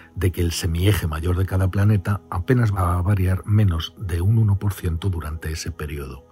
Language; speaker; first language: Spanish; native; Spanish